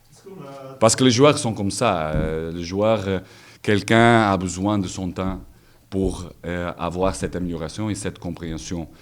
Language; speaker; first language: French; non-native, learner; Portuguese